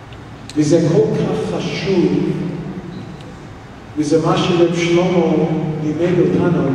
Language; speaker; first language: Hebrew; non-native, fluent; English